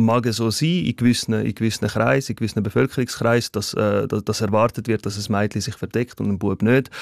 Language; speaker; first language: German; early bilingual, other home language; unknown